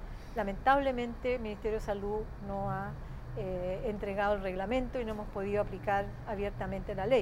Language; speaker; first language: Spanish; native; Spanish